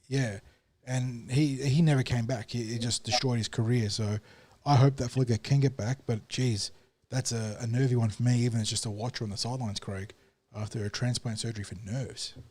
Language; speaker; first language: English; native; English